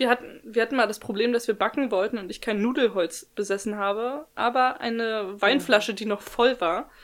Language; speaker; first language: German; native; German